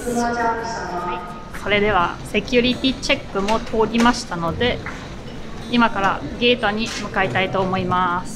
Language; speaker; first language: Japanese; non-native, fluent; German